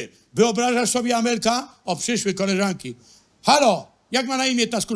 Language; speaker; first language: Polish; native; Polish